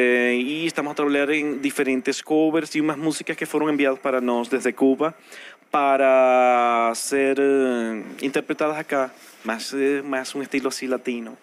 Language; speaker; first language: Portuguese; non-native, fluent; Spanish